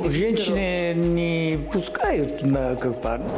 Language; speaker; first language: Russian; non-native, learner; Italian